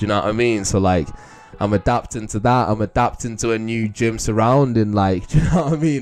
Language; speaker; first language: English; native; English